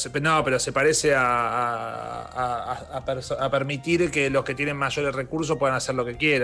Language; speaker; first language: Spanish; native; Spanish